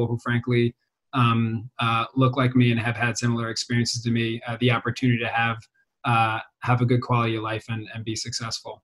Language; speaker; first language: English; native; English